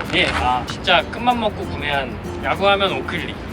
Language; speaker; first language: Korean; native; Korean